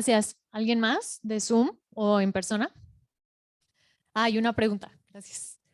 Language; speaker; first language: Spanish; native; Spanish